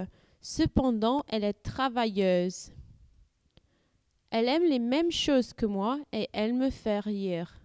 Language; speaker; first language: French; non-native, learner; English